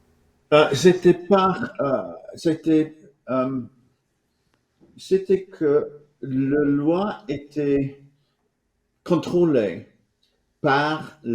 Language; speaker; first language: French; non-native, fluent; English